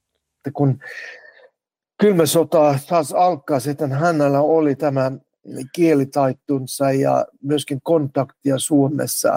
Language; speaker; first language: Finnish; non-native, learner; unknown